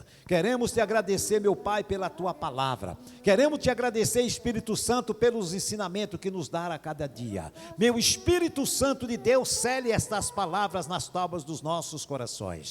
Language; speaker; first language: Portuguese; native; Portuguese